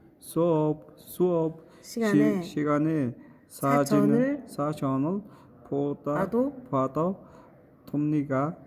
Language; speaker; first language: Korean; non-native, fluent; Mongolian